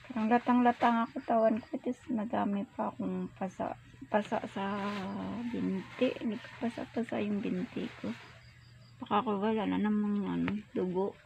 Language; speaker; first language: Filipino; non-native, local second language; Cebuano